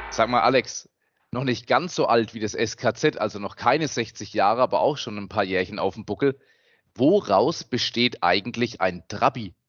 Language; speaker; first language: German; native; German